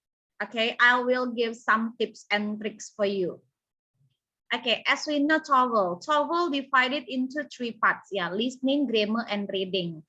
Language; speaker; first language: English; non-native, learner; Indonesian